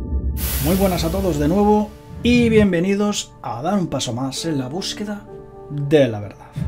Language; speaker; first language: Spanish; native; Spanish